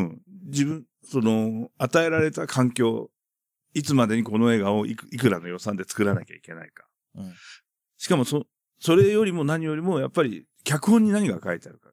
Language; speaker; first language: Japanese; native; Japanese